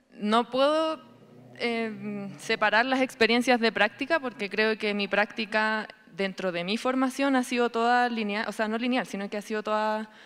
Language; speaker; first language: Spanish; native; Spanish